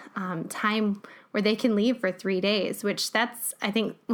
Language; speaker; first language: English; native; English